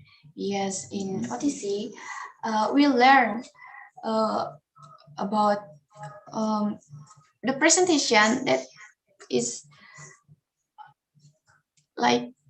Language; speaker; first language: English; non-native, learner; Indonesian